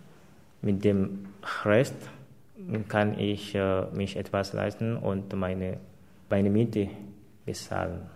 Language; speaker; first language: German; non-native, fluent; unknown